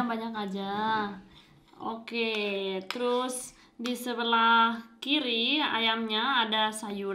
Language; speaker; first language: Indonesian; non-native, fluent; Spanish